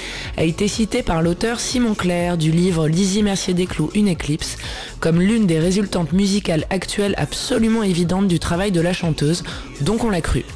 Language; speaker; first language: French; native; French